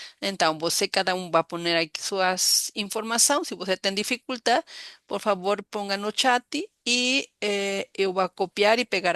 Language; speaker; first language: Portuguese; non-native, learner; Spanish